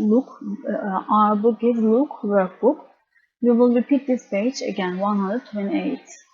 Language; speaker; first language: English; non-native, fluent; Turkish